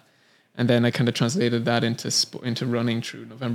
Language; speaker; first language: English; native; English